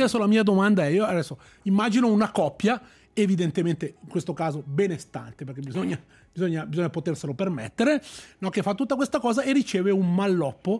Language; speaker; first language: Italian; native; Italian